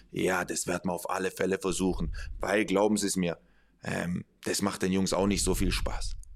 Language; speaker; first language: German; early bilingual, other home language; Spanish